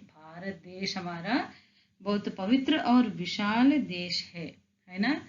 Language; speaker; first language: Hindi; non-native, local second language; Telugu